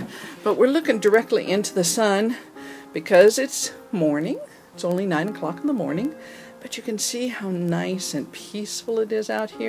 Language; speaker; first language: English; native; English